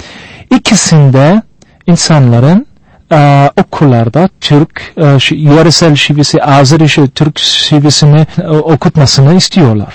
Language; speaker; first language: Turkish; non-native, fluent; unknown